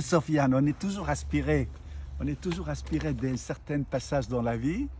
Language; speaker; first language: French; native; French